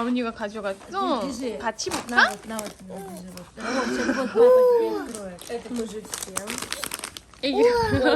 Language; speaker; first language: Korean; non-native, fluent; Russian